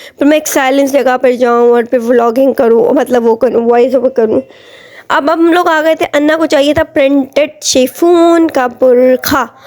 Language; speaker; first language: Urdu; native; Urdu